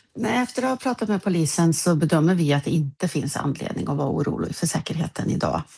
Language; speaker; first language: Swedish; native; Swedish